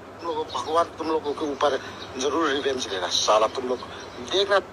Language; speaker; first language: Hindi; non-native, local second language; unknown